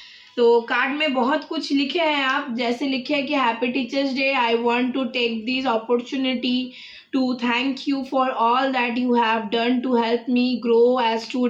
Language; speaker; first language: Hindi; non-native, local second language; Bangla